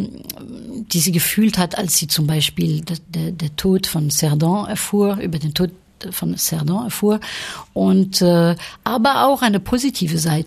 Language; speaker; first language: German; early bilingual, heritage; French